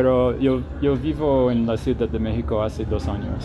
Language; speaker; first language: Spanish; non-native, learner; English